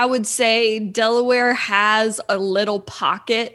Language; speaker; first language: English; native; English